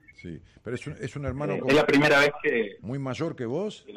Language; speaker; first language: Spanish; native; Spanish